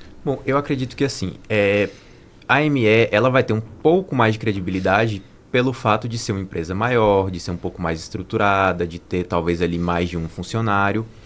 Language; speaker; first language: Portuguese; native; Portuguese